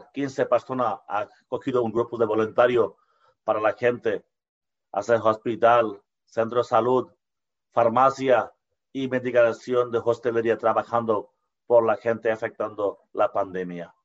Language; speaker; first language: Spanish; non-native, learner; Bangla